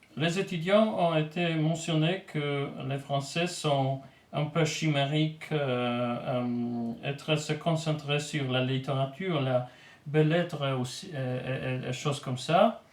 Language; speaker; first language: French; non-native, learner; Polish